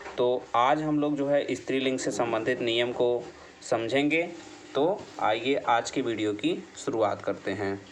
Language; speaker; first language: Hindi; native; Hindi